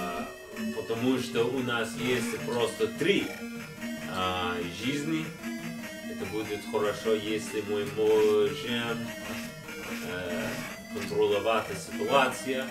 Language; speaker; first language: Russian; non-native, learner; English